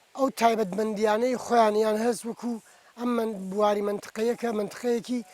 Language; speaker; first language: Central Kurdish; non-native, local second language; Gurani